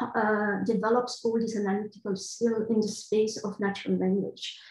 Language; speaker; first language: English; non-native, fluent; French